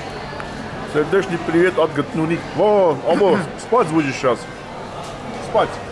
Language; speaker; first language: Russian; non-native, learner; Armenian